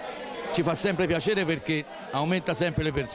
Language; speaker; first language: Italian; native; Italian